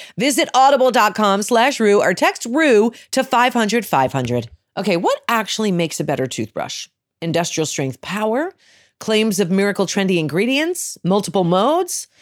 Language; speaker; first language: English; native; English